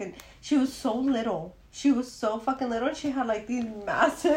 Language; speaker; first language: English; early bilingual, other home language; Spanish